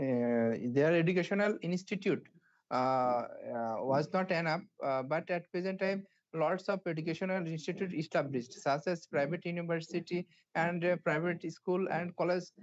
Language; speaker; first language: English; non-native, learner; Bangla